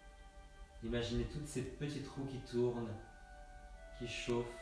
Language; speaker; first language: French; native; French